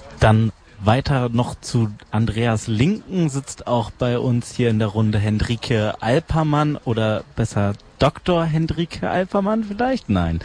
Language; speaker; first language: German; native; German